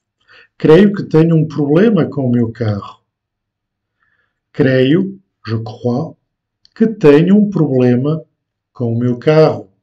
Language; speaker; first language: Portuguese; non-native, fluent; French